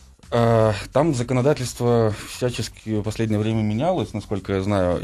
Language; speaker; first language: Russian; native; Russian